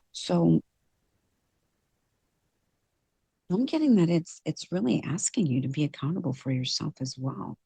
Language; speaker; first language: English; native; English